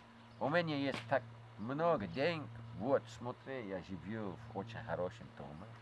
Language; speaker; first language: Russian; non-native, fluent; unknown